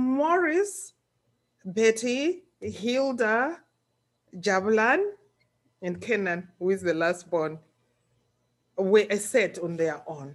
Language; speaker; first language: English; non-native, local second language; Shona